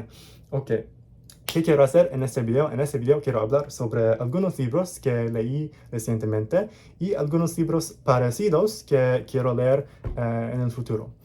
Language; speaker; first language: Spanish; non-native, learner; English